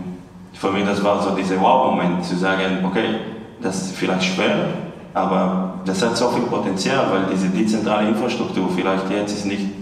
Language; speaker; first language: German; non-native, fluent; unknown